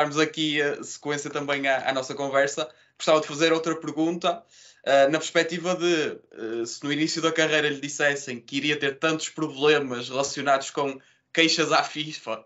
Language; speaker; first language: Portuguese; native; Portuguese